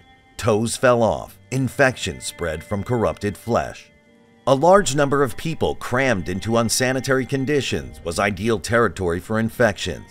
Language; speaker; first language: English; native; English